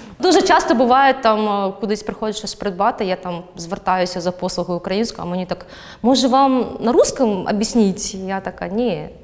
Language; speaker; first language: Ukrainian; non-native, fluent; Kazakh